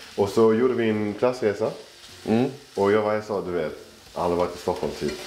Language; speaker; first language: Swedish; early bilingual, other home language; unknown